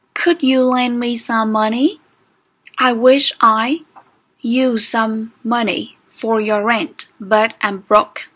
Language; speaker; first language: English; non-native, fluent; Vietnamese